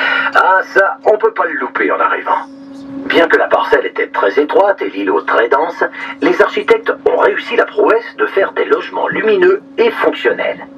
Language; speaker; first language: French; native; French